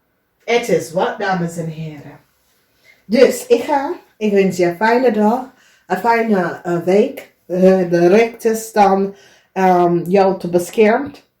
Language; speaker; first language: Dutch; non-native, learner; English